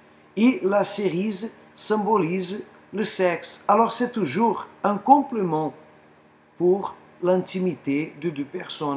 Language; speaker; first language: French; non-native, fluent; Portuguese